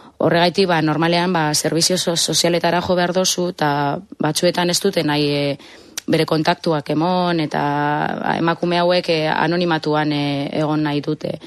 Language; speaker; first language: Basque; native; Basque